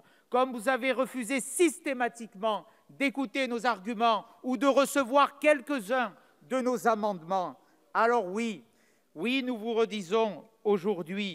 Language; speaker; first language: French; native; French